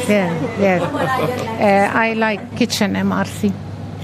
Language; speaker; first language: English; non-native, learner; Arabic